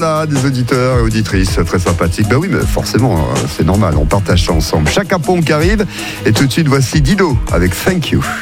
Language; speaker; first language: French; native; French